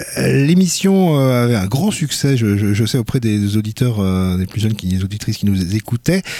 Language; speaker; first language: French; native; French